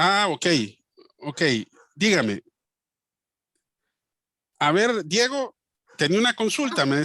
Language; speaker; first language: Spanish; native; Spanish